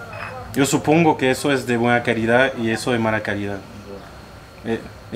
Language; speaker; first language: Spanish; non-native, learner; French